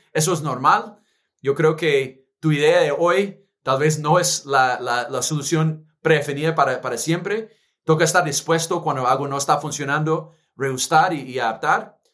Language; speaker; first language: Spanish; non-native, fluent; English